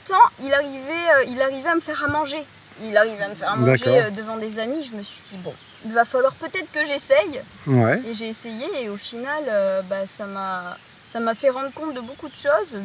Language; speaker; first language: French; native; French